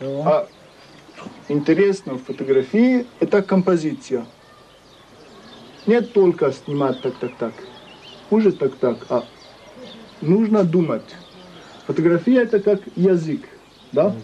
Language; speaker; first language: Russian; non-native, learner; French